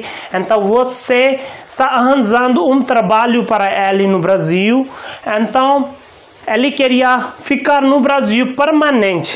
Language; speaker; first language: Portuguese; non-native, learner; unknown